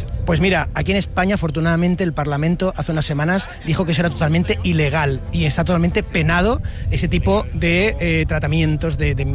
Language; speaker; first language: Spanish; native; Spanish